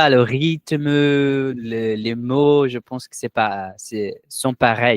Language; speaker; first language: French; non-native, learner; Portuguese